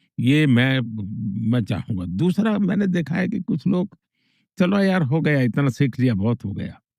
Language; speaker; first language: Hindi; non-native, local second language; Gujarati